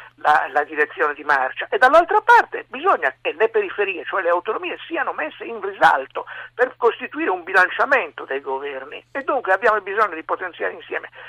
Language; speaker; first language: Italian; native; Italian